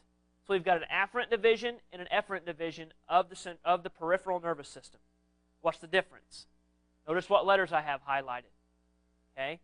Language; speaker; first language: English; native; English